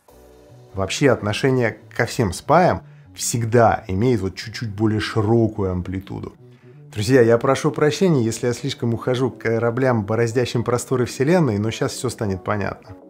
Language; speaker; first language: Russian; native; Russian